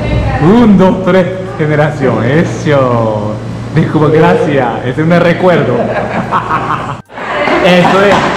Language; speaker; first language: Spanish; non-native, learner; Japanese